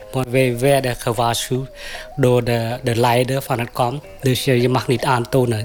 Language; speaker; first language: Dutch; non-native, fluent; Khmer